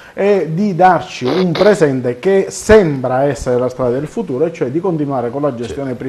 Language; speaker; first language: Italian; native; Italian